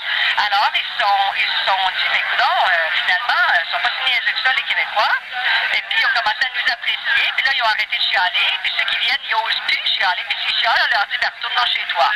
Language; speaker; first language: French; native; French